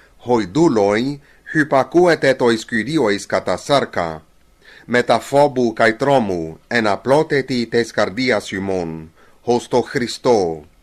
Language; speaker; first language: Greek; non-native, learner; English